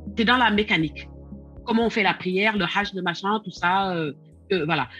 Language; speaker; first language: French; non-native, local second language; Wolof